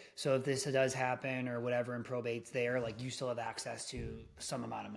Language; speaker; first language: English; native; English